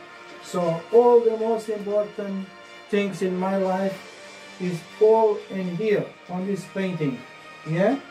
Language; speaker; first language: English; non-native, learner; Portuguese